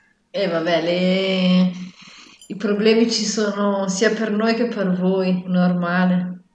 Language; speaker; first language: Italian; native; Italian